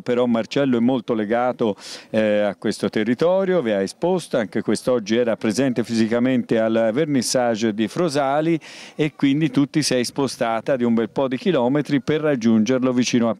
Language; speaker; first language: Italian; native; Italian